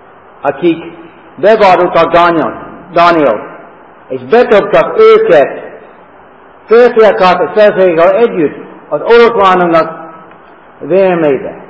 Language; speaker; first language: Hungarian; non-native, fluent; English